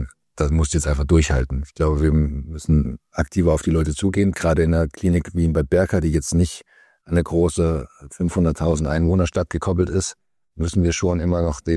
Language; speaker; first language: German; native; German